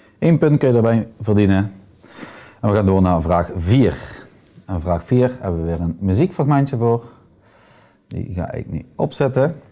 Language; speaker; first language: Dutch; native; Dutch